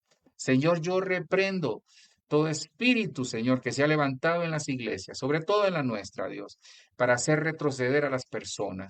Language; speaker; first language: Spanish; native; Spanish